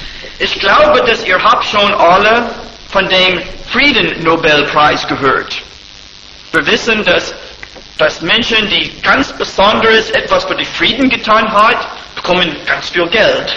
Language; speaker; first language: German; non-native, fluent; English